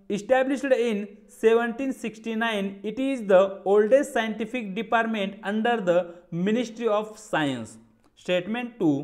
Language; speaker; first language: English; non-native, local second language; Marathi